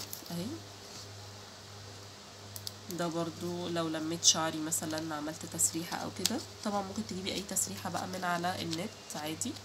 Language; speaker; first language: Arabic; native; Arabic